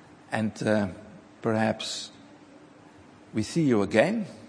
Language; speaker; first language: English; non-native, learner; Dutch